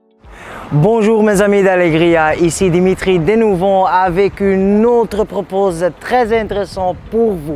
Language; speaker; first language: French; non-native, learner; Spanish